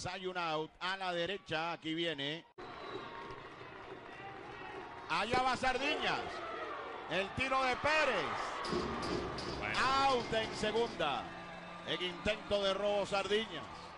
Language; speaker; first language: Spanish; native; Spanish